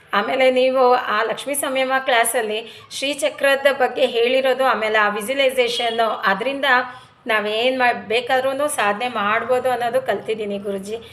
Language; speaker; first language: Kannada; non-native, local second language; Telugu